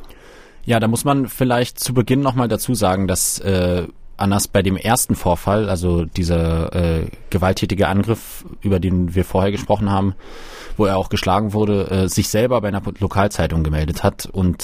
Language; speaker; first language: German; native; German